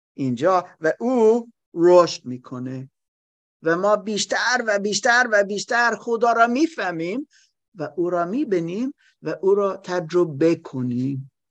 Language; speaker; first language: Persian; non-native, learner; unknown